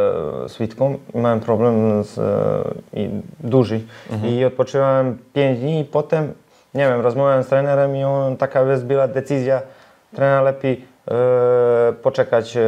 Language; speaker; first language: Polish; non-native, learner; Serbian